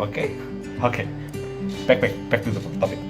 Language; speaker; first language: English; non-native, learner; Indonesian